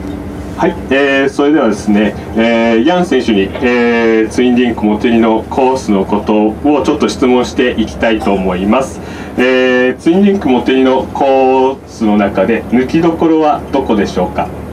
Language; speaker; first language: Japanese; native; Japanese